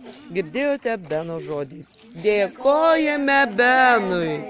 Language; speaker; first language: Lithuanian; native; Lithuanian